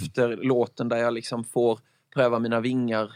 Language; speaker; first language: Swedish; native; Swedish